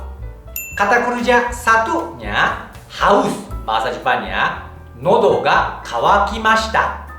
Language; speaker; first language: Indonesian; non-native, fluent; Japanese